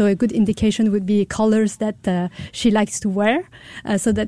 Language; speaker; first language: English; non-native, fluent; French